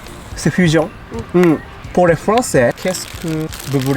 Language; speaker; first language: French; non-native, learner; Japanese